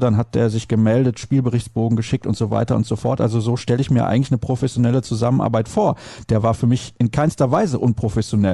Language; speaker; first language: German; native; German